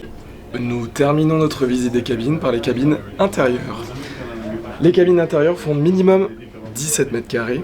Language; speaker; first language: French; native; French